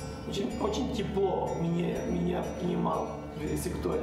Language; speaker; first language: Russian; non-native, learner; Spanish